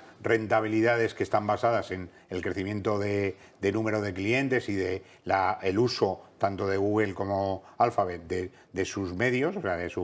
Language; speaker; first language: Spanish; native; Spanish